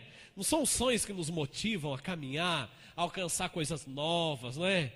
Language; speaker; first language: Portuguese; native; Portuguese